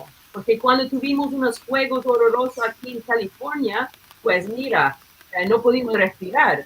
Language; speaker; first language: Spanish; non-native, fluent; English